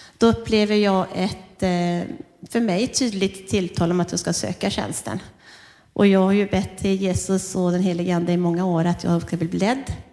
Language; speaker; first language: Swedish; native; Swedish